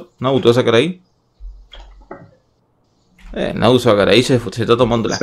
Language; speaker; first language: Spanish; native; Spanish